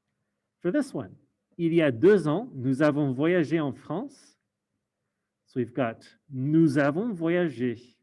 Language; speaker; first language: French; non-native, fluent; English